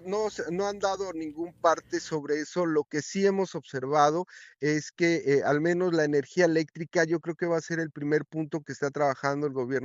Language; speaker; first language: Spanish; native; Spanish